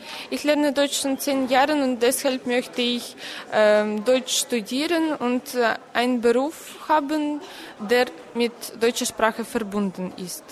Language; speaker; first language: German; non-native, fluent; Russian